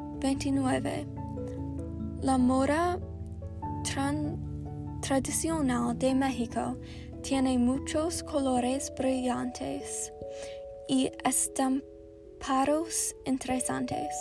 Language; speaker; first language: Spanish; non-native, learner; English